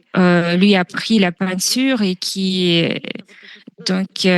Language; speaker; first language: French; non-native, fluent; Russian